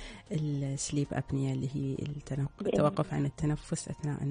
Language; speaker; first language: Arabic; native; Arabic